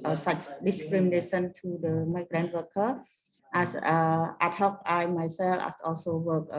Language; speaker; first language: English; non-native, learner; Khmer